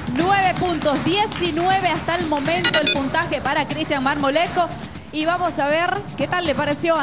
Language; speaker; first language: Spanish; native; Spanish